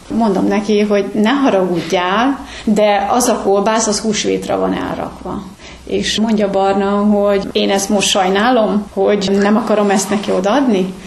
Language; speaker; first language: Hungarian; native; Hungarian